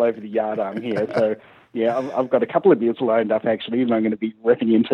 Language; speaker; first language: English; native; English